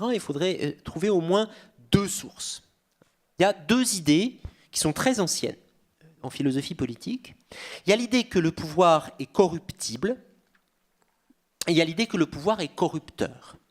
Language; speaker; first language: French; native; French